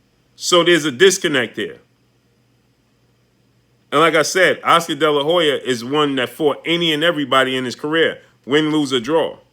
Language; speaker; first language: English; native; English